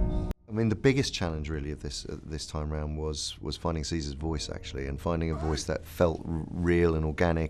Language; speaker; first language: English; native; English